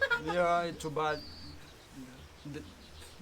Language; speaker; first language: Indonesian; non-native, fluent; French